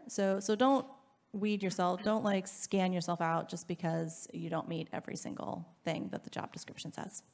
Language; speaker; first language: English; native; English